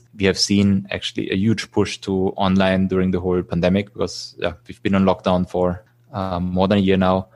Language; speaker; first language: English; non-native, fluent; German